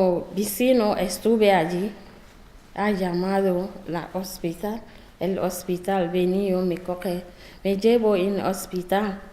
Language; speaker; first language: Spanish; non-native, learner; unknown